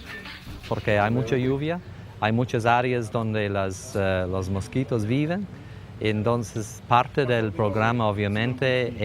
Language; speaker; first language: Spanish; non-native, fluent; English